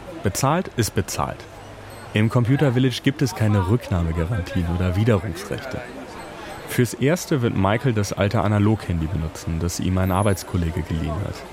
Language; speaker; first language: German; native; German